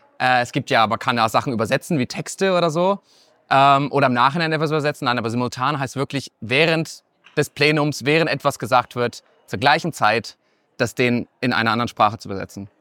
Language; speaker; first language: German; native; German